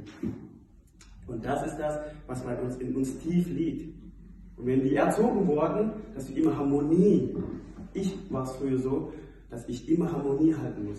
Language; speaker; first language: German; non-native, fluent; Indonesian